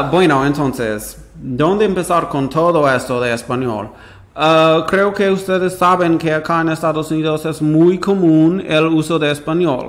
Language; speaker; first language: Spanish; non-native, fluent; English